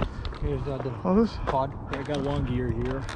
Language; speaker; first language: English; native; English